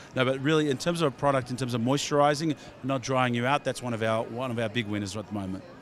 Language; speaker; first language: English; native; English